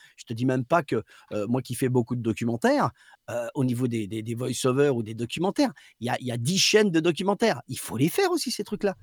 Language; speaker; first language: French; native; French